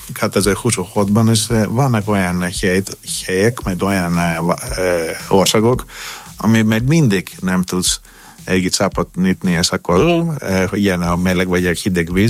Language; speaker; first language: Hungarian; non-native, learner; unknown